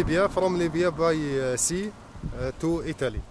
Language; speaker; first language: English; non-native, learner; Arabic